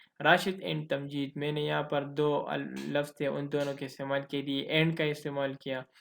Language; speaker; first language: Urdu; non-native, local second language; Pashto